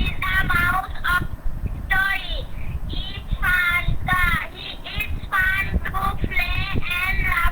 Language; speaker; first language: English; non-native, learner; Bangla